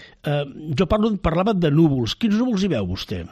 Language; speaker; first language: Catalan; native; Catalan